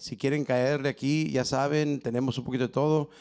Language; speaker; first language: Spanish; early bilingual, other home language; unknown